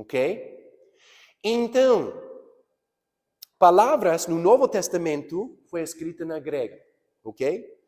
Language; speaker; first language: Portuguese; non-native, fluent; English